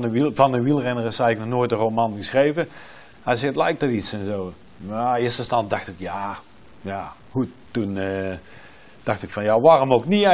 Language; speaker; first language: Dutch; native; Dutch